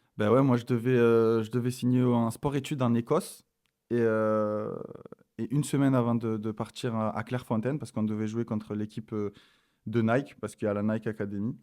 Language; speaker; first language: French; native; French